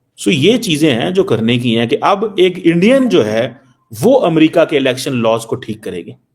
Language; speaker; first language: Urdu; non-native, local second language; Punjabi